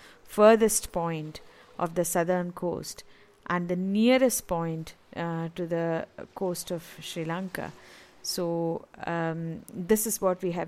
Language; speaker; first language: English; non-native, local second language; Tamil